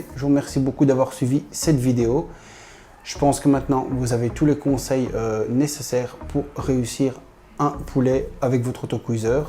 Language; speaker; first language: French; native; French